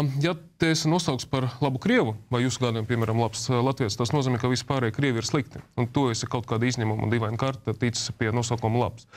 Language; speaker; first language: Latvian; non-native, local second language; Russian